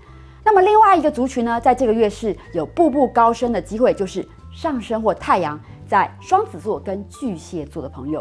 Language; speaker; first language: Chinese; native; Chinese